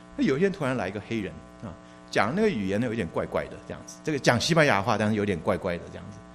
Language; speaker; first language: Chinese; native; Chinese